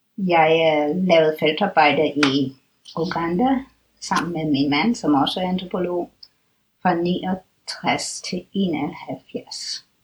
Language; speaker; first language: Danish; non-native, fluent; English